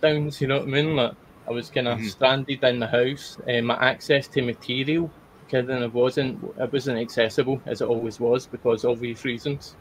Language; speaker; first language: English; native; English